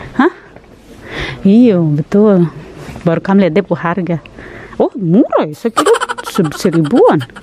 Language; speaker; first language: Indonesian; native; Indonesian